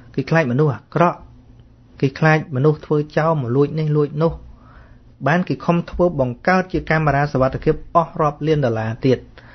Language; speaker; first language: Khmer; native; Khmer